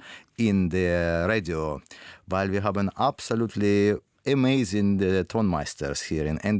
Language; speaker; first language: German; non-native, learner; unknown